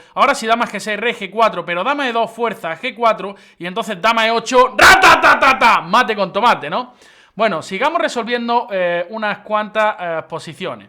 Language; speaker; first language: Spanish; native; Spanish